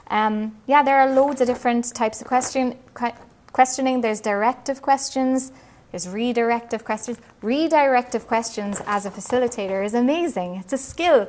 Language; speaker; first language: English; native; English